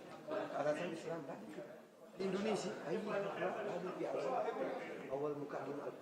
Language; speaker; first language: Arabic; non-native, learner; Indonesian